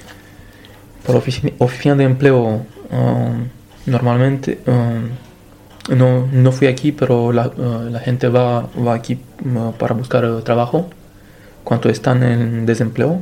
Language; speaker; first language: Spanish; non-native, fluent; Romanian